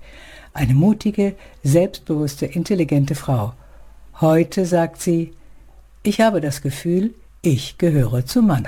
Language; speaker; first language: German; native; German